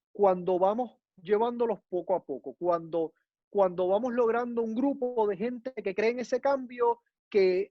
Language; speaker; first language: Spanish; native; Spanish